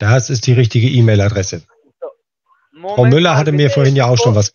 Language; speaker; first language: German; native; German